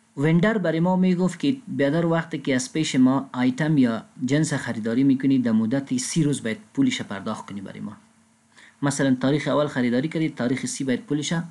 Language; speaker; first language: Persian; non-native, local second language; Pashto